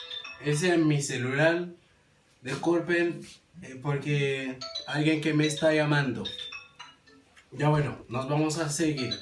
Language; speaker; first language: Spanish; non-native, learner; Haitian Creole